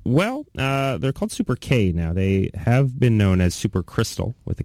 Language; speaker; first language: English; native; English